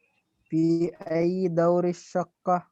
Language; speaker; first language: Arabic; non-native, learner; Urdu